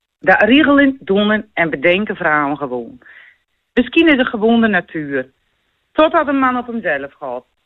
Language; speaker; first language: Dutch; native; Dutch